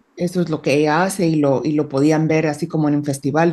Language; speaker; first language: Spanish; early bilingual, heritage; Spanish